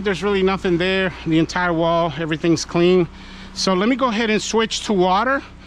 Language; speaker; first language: English; native; English